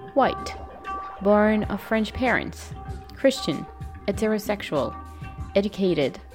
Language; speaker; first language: English; non-native, fluent; French